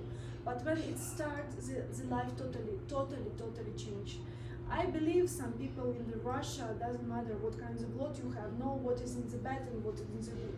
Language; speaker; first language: English; non-native, learner; Russian